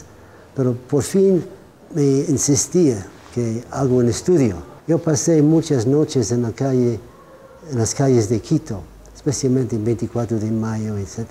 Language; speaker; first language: Spanish; non-native, fluent; English